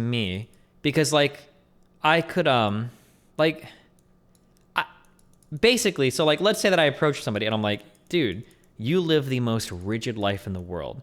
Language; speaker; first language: English; native; English